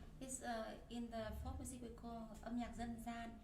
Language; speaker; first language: English; non-native, learner; Vietnamese